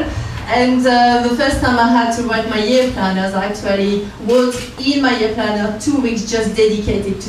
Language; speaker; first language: English; non-native, fluent; French